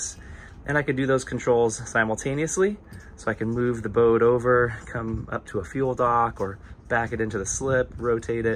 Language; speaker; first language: English; native; English